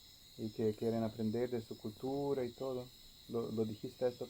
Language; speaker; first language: Spanish; non-native, fluent; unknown